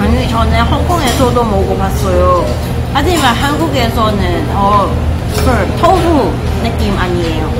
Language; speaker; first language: Korean; non-native, learner; Cantonese